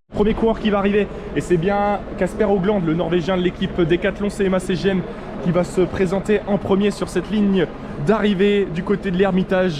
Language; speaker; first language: French; native; French